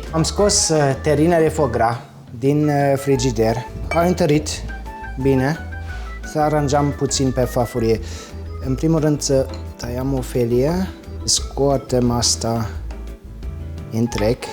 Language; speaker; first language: Romanian; non-native, fluent; German